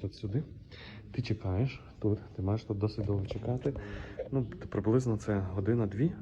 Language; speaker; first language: Ukrainian; native; Ukrainian